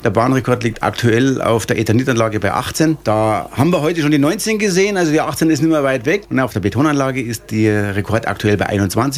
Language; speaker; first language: German; native; German